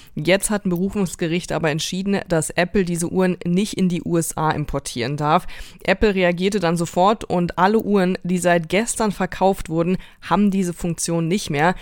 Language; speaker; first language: German; native; German